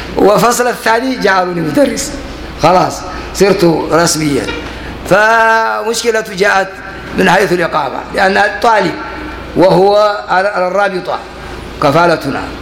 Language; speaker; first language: Arabic; non-native, fluent; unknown